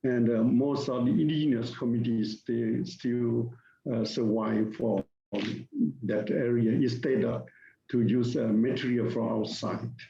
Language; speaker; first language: English; non-native, learner; Thai